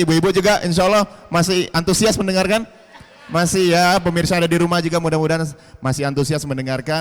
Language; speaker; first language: Indonesian; native; Indonesian